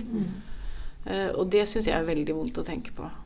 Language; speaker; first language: Norwegian; native; Norwegian